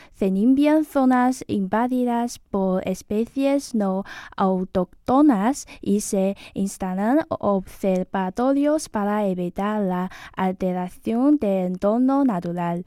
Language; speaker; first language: Spanish; non-native, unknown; Chinese